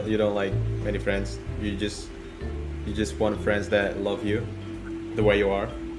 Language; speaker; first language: English; non-native, fluent; Indonesian